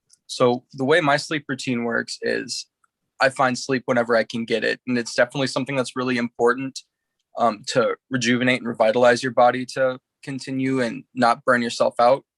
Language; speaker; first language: English; native; English